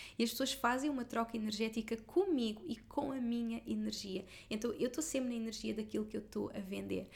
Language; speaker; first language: Portuguese; native; Portuguese